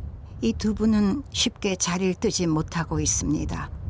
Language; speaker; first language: Korean; native; Korean